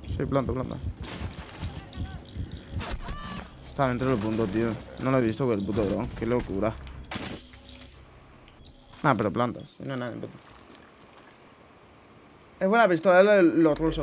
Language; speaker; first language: Spanish; native; Spanish